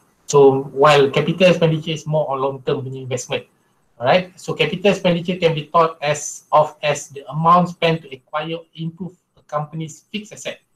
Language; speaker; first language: English; non-native, local second language; Malay